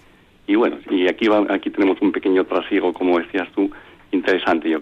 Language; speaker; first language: Spanish; native; Spanish